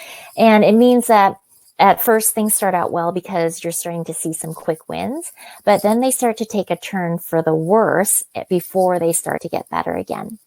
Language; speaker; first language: English; native; English